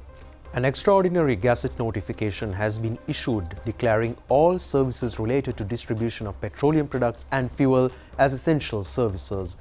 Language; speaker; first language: English; non-native, local second language; Sinhala